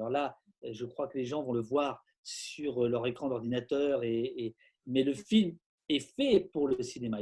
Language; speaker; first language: French; native; French